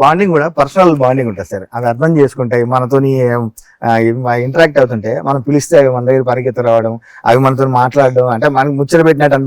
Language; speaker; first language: Telugu; native; Telugu